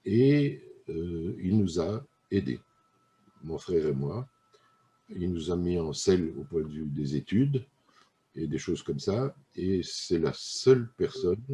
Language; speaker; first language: French; early bilingual, other home language; Russian